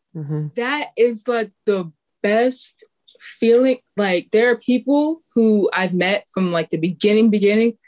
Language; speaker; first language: English; native; English